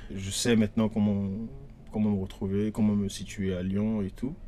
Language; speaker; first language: French; non-native, local second language; Lingala